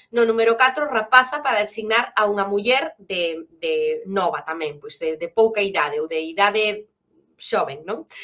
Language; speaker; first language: Galician; native; Galician